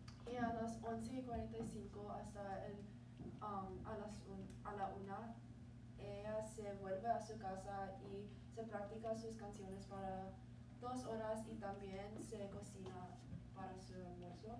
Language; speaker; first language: Spanish; non-native, learner; English